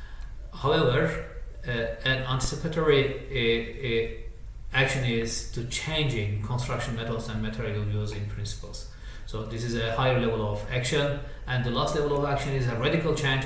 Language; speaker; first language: English; non-native, fluent; Turkish